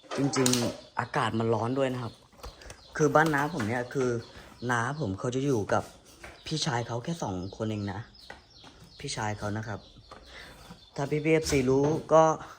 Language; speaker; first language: Thai; native; Thai